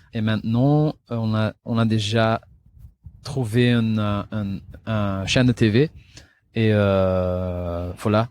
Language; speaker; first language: French; non-native, local second language; Dutch